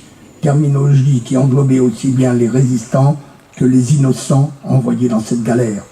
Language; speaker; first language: French; native; French